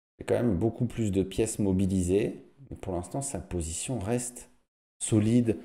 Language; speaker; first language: French; native; French